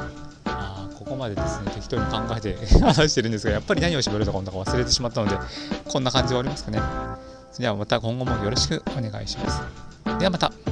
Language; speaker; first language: Japanese; native; Japanese